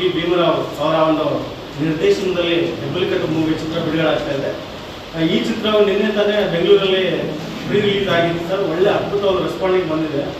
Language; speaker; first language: Kannada; native; Kannada